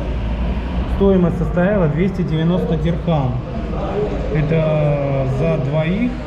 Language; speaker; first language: Russian; native; Russian